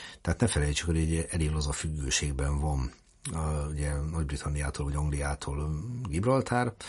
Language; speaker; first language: Hungarian; native; Hungarian